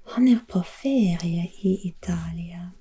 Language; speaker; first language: Norwegian; non-native, learner; German